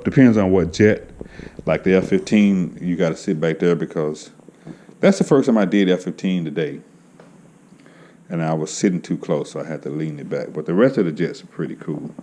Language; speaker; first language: English; native; English